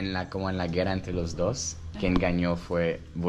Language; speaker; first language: Spanish; native; Spanish